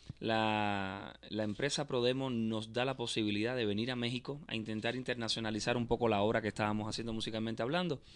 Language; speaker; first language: Spanish; native; Spanish